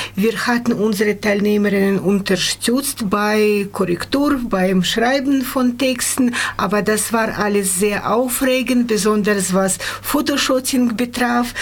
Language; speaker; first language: German; non-native, fluent; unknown